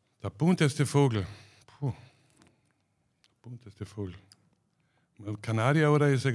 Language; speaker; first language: German; native; German